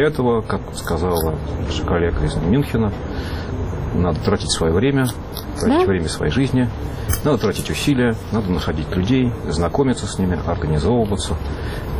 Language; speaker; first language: Russian; native; Russian